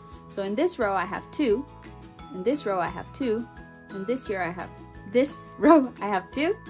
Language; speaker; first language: English; early bilingual, other home language; Spanish